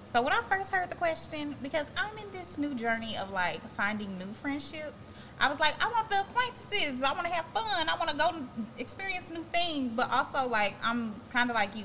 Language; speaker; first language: English; native; English